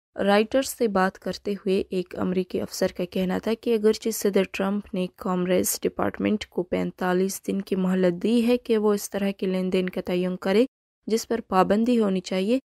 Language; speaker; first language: Urdu; non-native, local second language; Baluchi